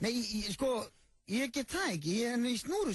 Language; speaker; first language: Icelandic; native; Icelandic